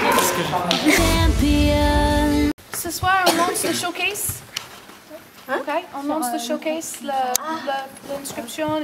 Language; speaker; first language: French; non-native, fluent; English